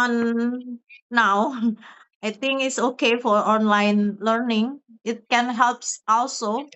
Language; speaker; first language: English; non-native, learner; Indonesian